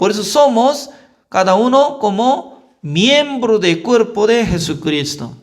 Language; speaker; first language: Spanish; non-native, learner; Korean